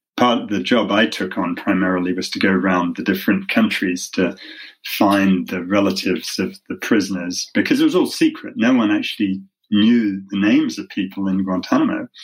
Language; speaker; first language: English; native; English